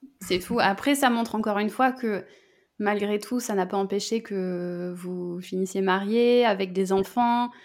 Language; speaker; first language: French; native; French